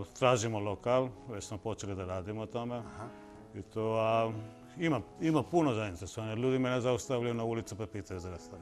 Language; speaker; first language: Croatian; non-native, fluent; Bangla